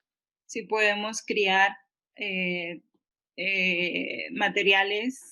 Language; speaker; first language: Spanish; early bilingual, heritage; Spanish